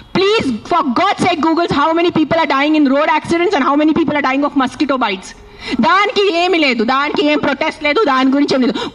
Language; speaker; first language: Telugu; non-native, fluent; Marathi